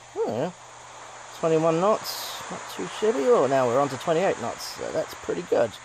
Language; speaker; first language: English; native; English